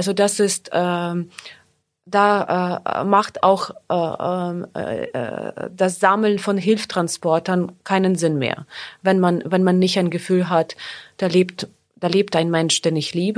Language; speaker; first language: German; non-native, fluent; Ukrainian